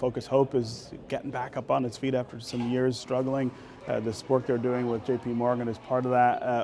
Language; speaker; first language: English; native; English